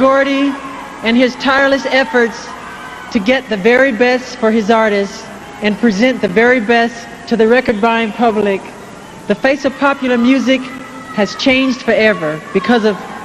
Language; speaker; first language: English; native; English